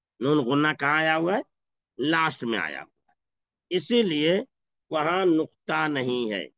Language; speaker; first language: Urdu; native; Urdu